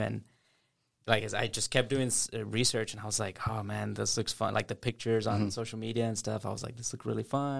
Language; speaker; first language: English; native; English